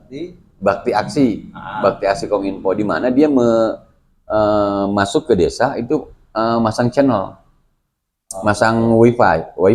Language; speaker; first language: Indonesian; non-native, local second language; Sundanese